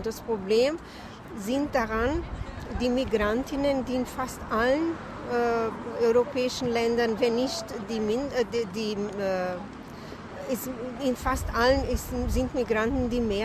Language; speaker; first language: German; non-native, fluent; Portuguese